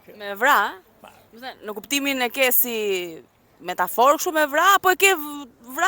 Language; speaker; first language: Albanian; native; Albanian